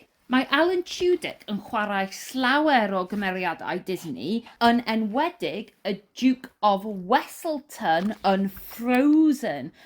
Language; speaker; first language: Welsh; non-native, learner; English